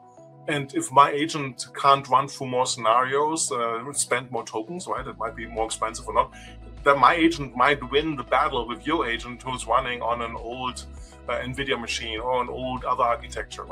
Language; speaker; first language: English; non-native, fluent; German